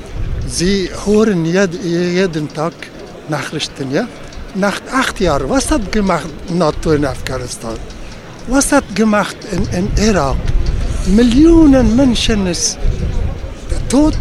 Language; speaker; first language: German; non-native, learner; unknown